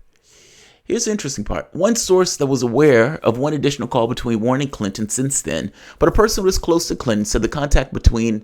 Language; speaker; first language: English; native; English